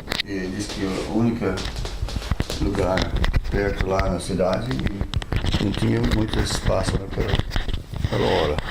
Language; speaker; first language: Portuguese; non-native, fluent; English